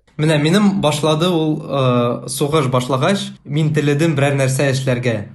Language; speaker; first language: Tatar; non-native, learner; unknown